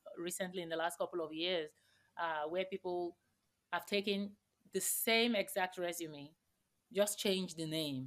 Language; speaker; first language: English; non-native, local second language; Yoruba